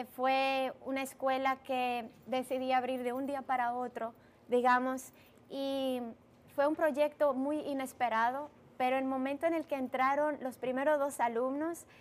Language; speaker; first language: Spanish; early bilingual, other home language; Bulgarian